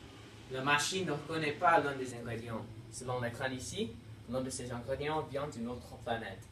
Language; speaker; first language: French; non-native, learner; English